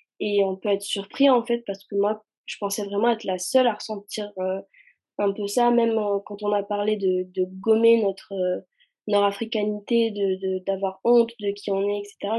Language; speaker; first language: French; early bilingual, other home language; Arabic